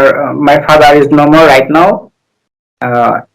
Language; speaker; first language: English; non-native, learner; Bangla